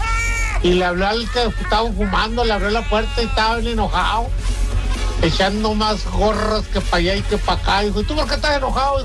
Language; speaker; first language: Spanish; native; Spanish